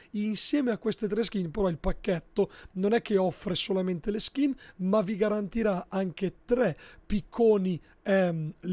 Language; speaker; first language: Italian; native; Italian